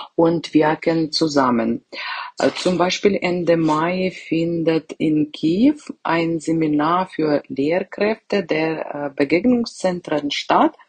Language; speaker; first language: German; non-native, fluent; Ukrainian